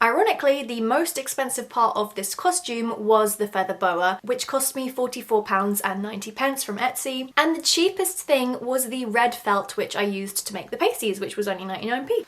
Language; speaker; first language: English; native; English